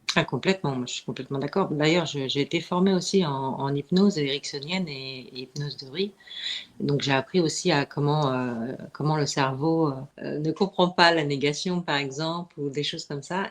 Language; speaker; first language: French; native; French